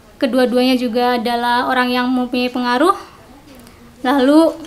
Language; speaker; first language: Indonesian; non-native, local second language; Sundanese